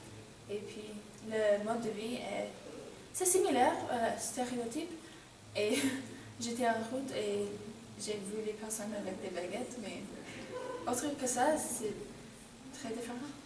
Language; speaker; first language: French; non-native, learner; English